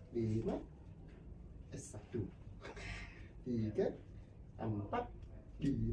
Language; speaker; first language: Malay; non-native, local second language; Cantonese